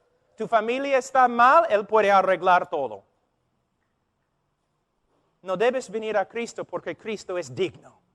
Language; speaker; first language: Spanish; non-native, fluent; English